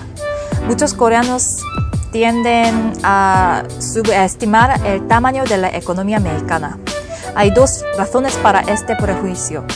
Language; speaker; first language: Spanish; non-native, fluent; Korean